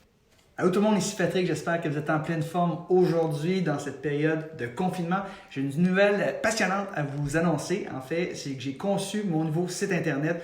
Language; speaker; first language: French; native; French